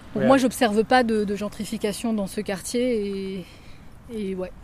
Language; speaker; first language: French; native; French